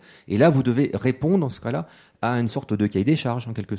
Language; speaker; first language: French; native; French